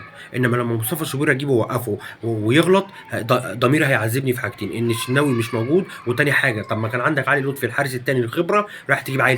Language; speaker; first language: Arabic; native; Arabic